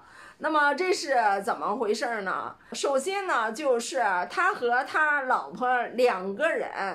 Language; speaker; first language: Chinese; native; Chinese